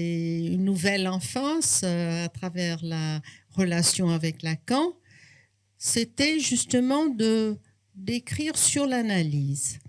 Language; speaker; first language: French; non-native, fluent; Portuguese